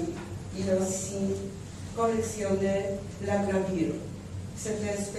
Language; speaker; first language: French; non-native, fluent; Polish